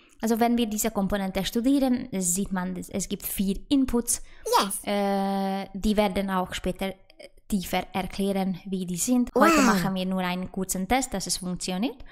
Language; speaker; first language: German; non-native, fluent; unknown